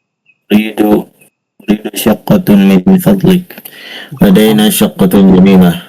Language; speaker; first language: Arabic; non-native, learner; Indonesian